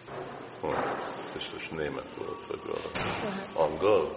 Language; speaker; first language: Hungarian; non-native, fluent; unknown